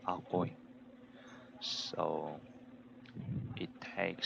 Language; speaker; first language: English; non-native, learner; Korean